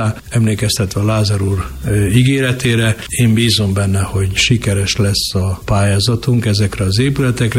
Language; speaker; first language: Hungarian; native; Hungarian